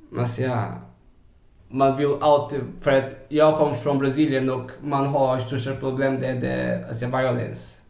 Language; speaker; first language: Swedish; non-native, fluent; Portuguese